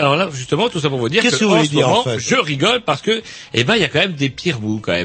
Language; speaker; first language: French; native; French